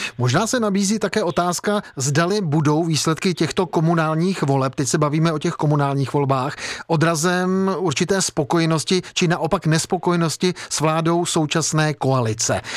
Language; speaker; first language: Czech; native; Czech